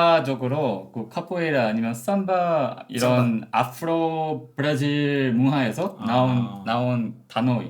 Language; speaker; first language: Korean; non-native, learner; Portuguese